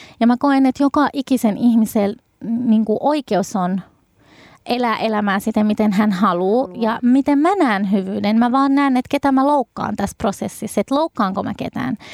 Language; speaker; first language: Finnish; early bilingual, other home language; Arabic